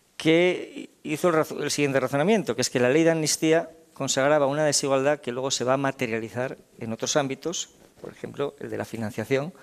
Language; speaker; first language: Spanish; native; Spanish